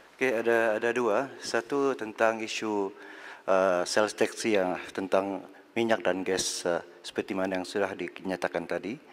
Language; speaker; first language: Malay; native; Malay